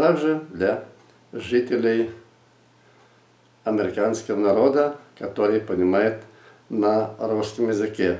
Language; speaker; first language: Russian; non-native, local second language; Lithuanian